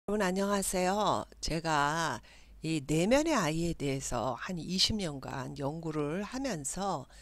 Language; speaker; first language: Korean; native; Korean